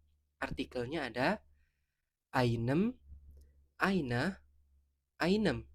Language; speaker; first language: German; non-native, fluent; Indonesian